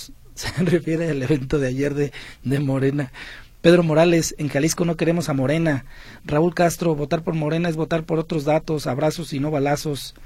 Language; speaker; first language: Spanish; native; Spanish